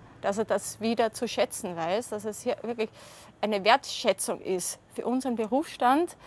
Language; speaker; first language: German; native; German